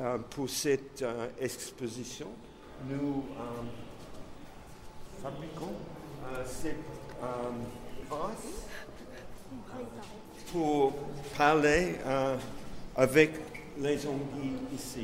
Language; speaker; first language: French; non-native, learner; English